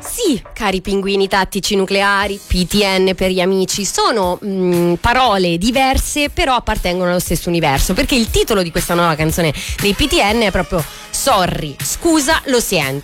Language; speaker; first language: Italian; native; Italian